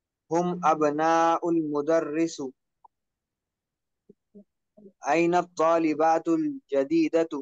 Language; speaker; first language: Arabic; non-native, learner; Urdu